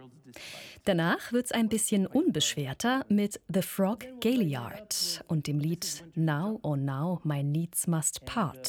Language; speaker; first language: German; native; German